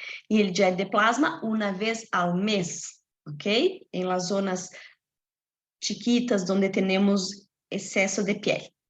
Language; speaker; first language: Spanish; non-native, fluent; Portuguese